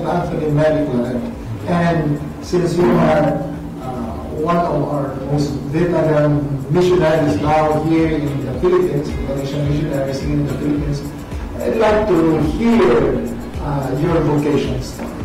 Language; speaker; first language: English; non-native, local second language; Filipino